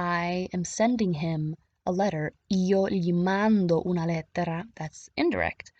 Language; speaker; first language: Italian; non-native, fluent; English